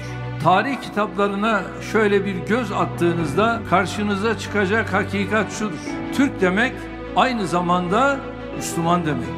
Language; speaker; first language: Turkish; native; Turkish